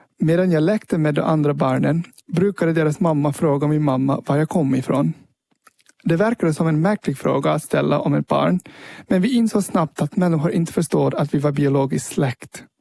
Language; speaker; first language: Swedish; early bilingual, heritage; Swedish